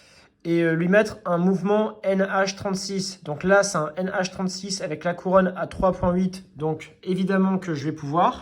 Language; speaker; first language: French; native; French